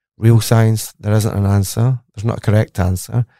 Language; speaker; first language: English; native; English